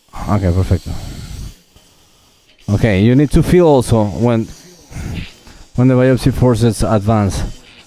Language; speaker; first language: English; non-native, fluent; Spanish